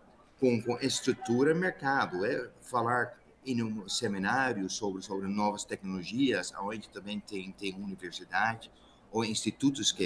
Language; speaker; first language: Portuguese; non-native, fluent; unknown